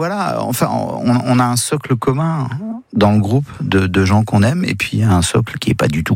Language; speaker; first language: French; native; French